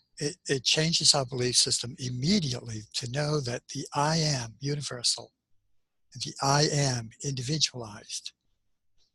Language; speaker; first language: English; native; English